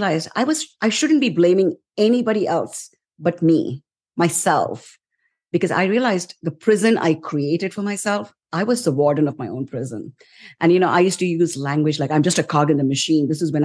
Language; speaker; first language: English; non-native, local second language; Tamil